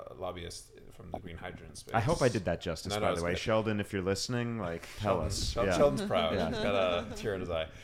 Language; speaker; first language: English; native; English